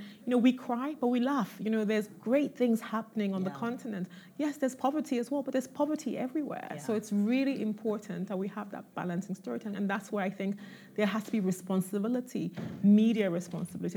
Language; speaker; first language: English; non-native, local second language; Igbo